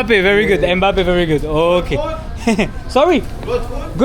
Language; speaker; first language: English; non-native, learner; French